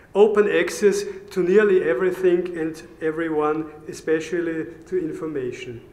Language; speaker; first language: English; non-native, fluent; German